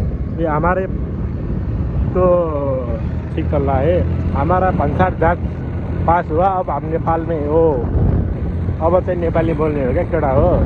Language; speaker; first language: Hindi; non-native, learner; Nepali